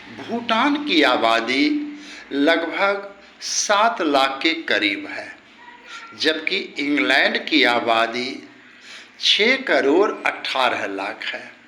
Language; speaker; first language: Hindi; native; Hindi